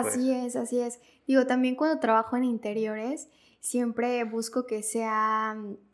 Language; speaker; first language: Spanish; native; Spanish